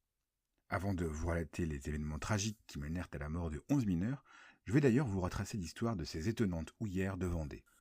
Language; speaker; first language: French; native; French